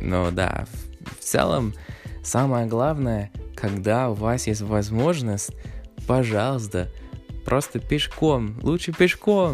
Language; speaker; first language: Russian; non-native, fluent; English